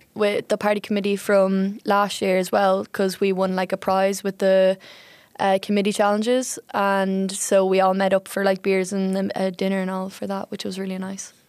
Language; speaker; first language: English; native; English